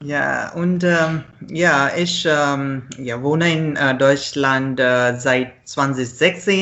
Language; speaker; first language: German; non-native, learner; Marathi